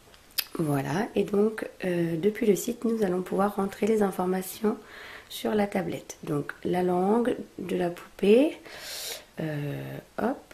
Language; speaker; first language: French; native; French